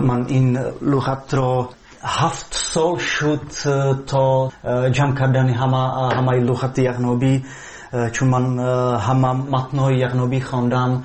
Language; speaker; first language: Persian; non-native, fluent; Czech